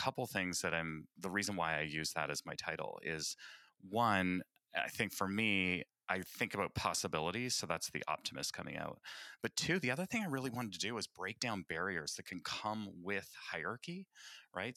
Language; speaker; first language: English; native; English